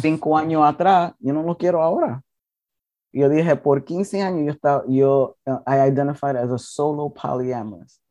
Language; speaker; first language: Spanish; early bilingual, heritage; English